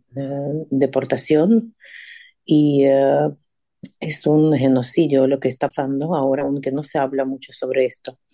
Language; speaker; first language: Spanish; non-native, fluent; Ukrainian